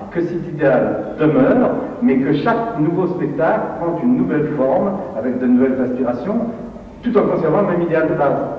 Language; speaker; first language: French; native; French